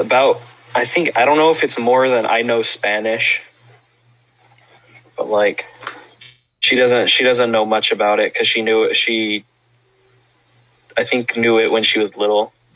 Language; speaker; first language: English; native; English